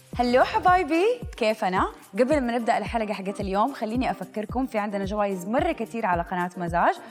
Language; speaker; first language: Arabic; native; Arabic